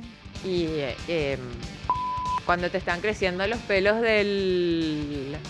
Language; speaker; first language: Spanish; native; Spanish